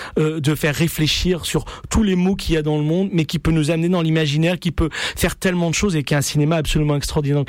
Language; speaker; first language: French; native; French